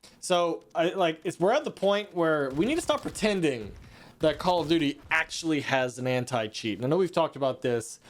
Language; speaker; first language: English; native; English